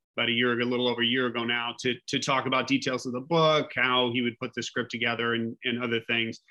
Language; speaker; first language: English; native; English